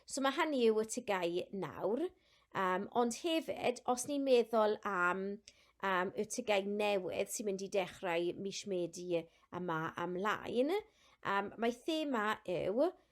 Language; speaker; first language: Welsh; non-native, local second language; English